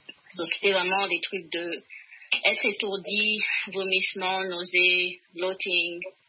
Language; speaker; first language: French; non-native, local second language; Rundi